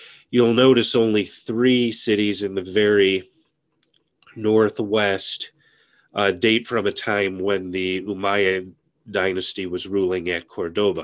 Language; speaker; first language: English; native; English